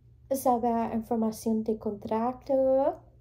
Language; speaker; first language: Spanish; early bilingual, heritage; English